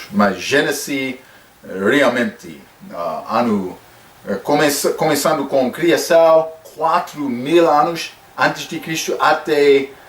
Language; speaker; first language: Portuguese; non-native, fluent; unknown